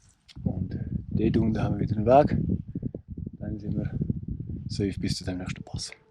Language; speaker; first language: German; native; German